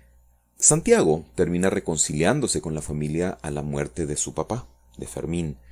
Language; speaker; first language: Spanish; native; Spanish